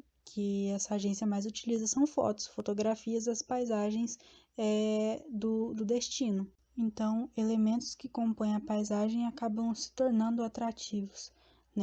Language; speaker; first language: Portuguese; native; Portuguese